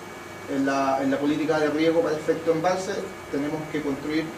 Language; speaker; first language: Spanish; native; Spanish